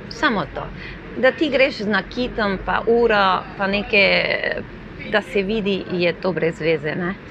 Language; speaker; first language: Slovenian; non-native, fluent; Spanish